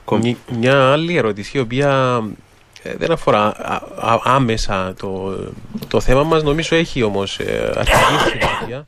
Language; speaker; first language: Greek; native; Greek